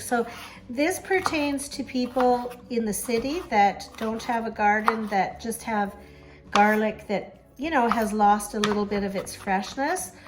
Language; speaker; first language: English; native; English